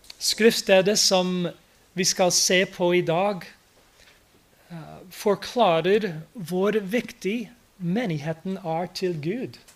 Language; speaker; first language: Norwegian; non-native, fluent; English